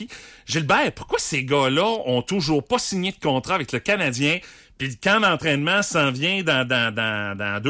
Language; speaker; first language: French; native; French